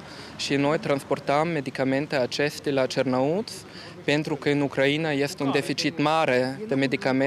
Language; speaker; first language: Romanian; non-native, learner; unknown